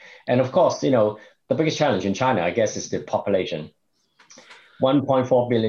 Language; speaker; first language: English; non-native, local second language; Cantonese